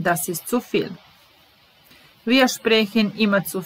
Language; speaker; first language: German; non-native, fluent; Serbian